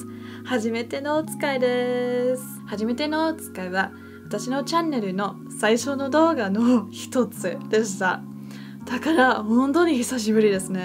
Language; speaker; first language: Japanese; non-native, fluent; English